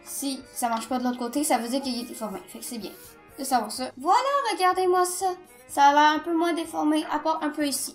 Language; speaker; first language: French; native; French